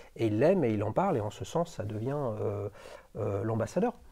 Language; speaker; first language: French; native; French